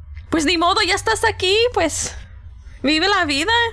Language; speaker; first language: Spanish; early bilingual, heritage; Spanish